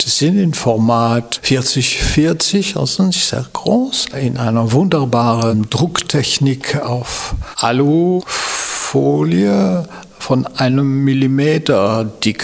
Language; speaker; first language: German; non-native, fluent; French